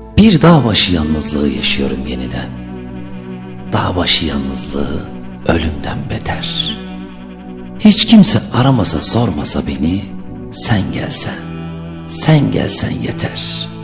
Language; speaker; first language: Turkish; native; Turkish